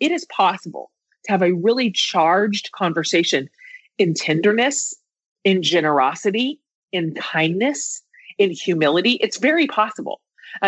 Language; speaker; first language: English; native; English